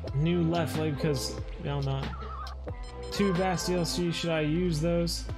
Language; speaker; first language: English; native; English